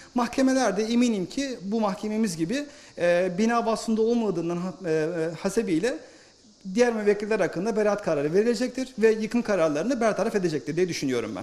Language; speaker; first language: Turkish; native; Turkish